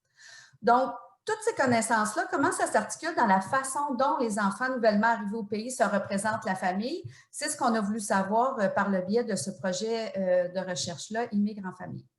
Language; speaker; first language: French; native; French